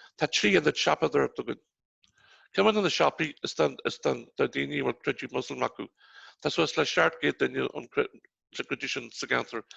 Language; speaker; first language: Irish; native; Irish